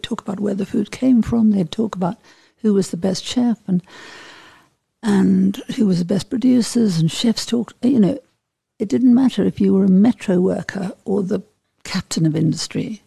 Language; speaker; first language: English; native; English